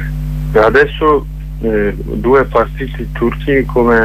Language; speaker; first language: Italian; non-native, learner; Kurdish